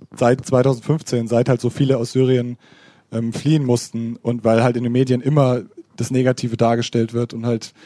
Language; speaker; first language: German; native; German